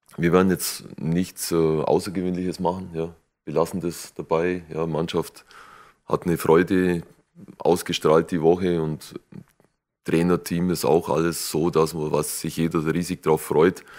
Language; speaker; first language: German; native; German